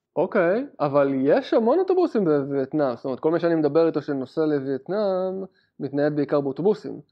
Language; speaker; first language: Hebrew; native; Hebrew